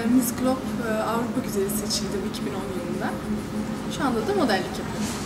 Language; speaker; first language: Turkish; early bilingual, heritage; Turkish